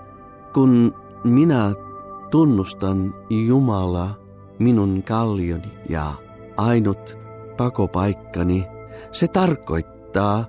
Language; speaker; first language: Finnish; non-native, fluent; Bulgarian